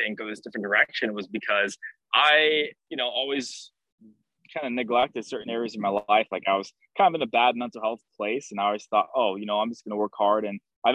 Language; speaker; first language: English; native; English